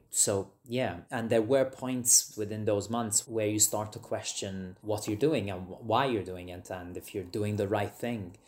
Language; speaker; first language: English; non-native, fluent; Maltese